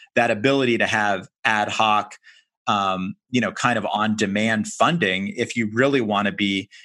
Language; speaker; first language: English; native; English